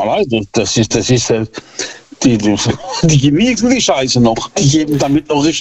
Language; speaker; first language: German; native; German